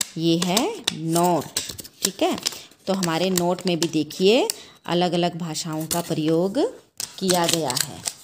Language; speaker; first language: Hindi; native; Hindi